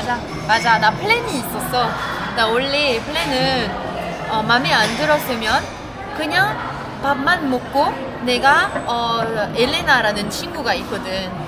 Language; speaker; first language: Korean; non-native, fluent; French